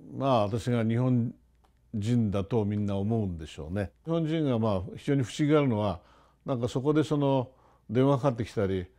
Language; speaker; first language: Japanese; early bilingual, heritage; Japanese